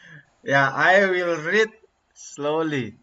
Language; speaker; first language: English; non-native, learner; Indonesian